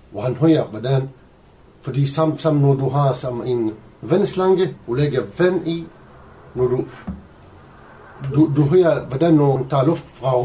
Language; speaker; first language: Danish; non-native, learner; Arabic